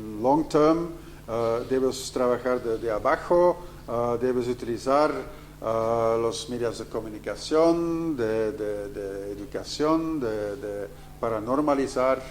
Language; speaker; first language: Spanish; non-native, fluent; Dutch